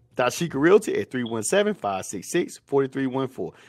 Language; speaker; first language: English; native; English